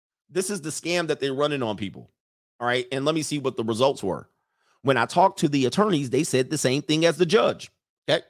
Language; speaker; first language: English; native; English